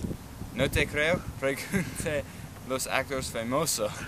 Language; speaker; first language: Spanish; non-native, learner; English